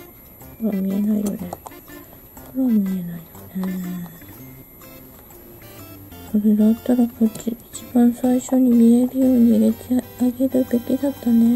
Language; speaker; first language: Japanese; native; Japanese